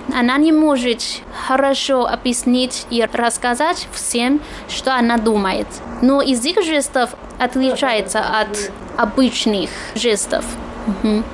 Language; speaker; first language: Russian; non-native, fluent; Chinese